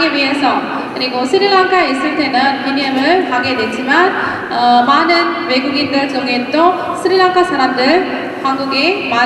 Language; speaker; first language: Korean; non-native, fluent; Sinhala